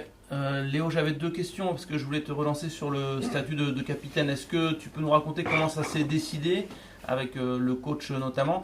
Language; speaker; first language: French; native; French